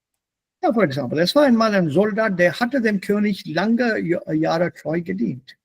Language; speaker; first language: German; non-native, fluent; Hindi